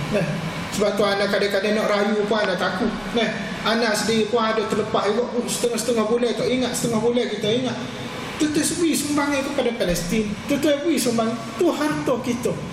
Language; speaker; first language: Malay; native; Malay